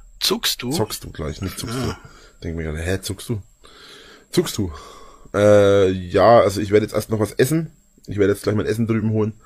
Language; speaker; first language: German; native; German